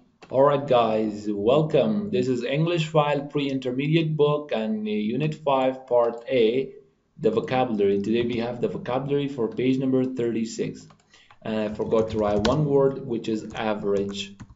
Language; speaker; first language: English; non-native, fluent; Persian